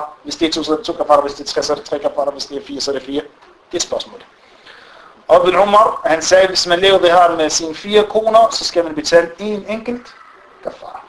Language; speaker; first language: Danish; non-native, fluent; Arabic